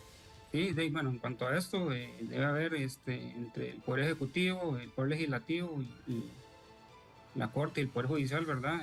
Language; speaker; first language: Spanish; native; Spanish